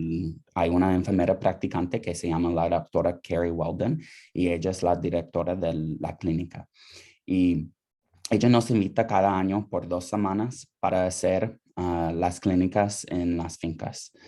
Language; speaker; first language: Spanish; non-native, fluent; English